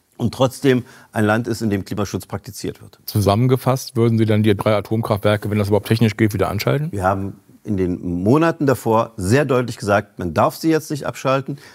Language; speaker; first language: German; native; German